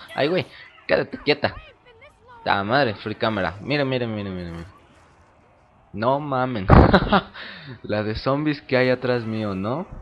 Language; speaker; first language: Spanish; native; Spanish